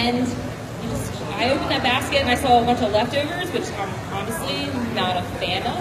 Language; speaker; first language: English; native; English